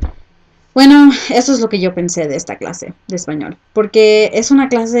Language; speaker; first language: Spanish; early bilingual, heritage; Spanish